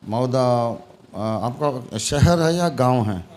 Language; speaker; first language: Hindi; non-native, local second language; Telugu